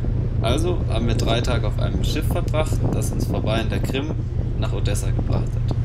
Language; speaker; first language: German; native; German